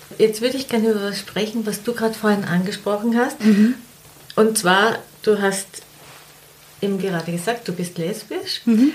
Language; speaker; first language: German; native; German